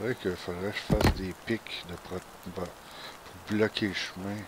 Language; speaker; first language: French; native; French